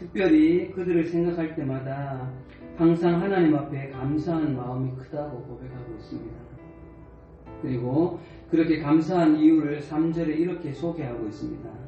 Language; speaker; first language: Korean; native; Korean